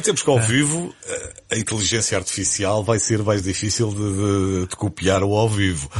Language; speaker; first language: Portuguese; native; Portuguese